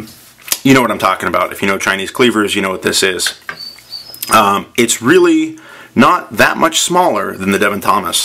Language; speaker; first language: English; native; English